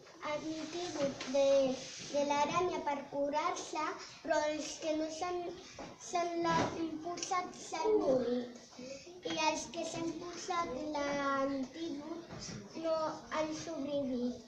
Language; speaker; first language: Catalan; non-native, local second language; Spanish